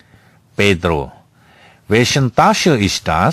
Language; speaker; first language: German; non-native, fluent; Indonesian